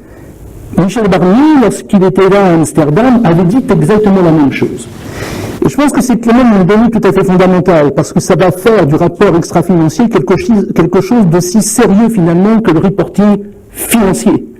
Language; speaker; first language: French; native; French